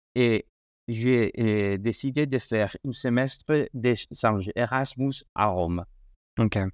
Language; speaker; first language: French; non-native, fluent; Spanish